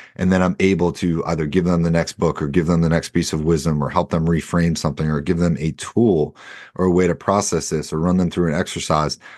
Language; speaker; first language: English; native; English